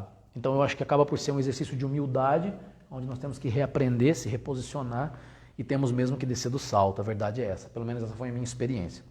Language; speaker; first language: Portuguese; native; Portuguese